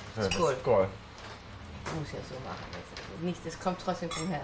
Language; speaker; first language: German; non-native, fluent; Danish